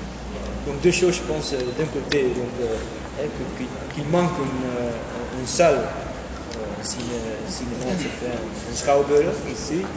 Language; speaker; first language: French; non-native, fluent; Dutch